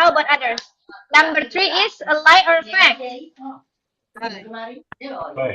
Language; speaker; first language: English; non-native, learner; Indonesian